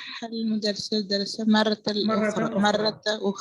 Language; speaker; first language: Arabic; non-native, learner; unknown